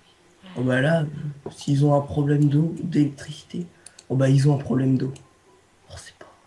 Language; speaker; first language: French; native; French